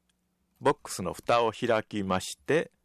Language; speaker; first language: Japanese; native; Japanese